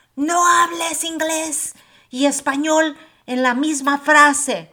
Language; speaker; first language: Spanish; early bilingual, heritage; Spanish